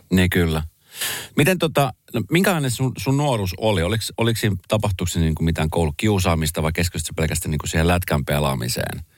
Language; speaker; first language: Finnish; early bilingual, other home language; Spanish